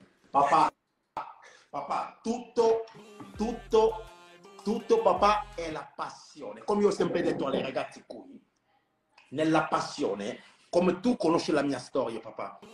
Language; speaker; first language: Italian; non-native, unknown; French